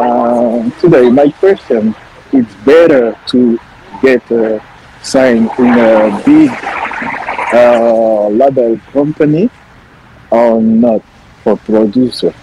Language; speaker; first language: English; non-native, learner; French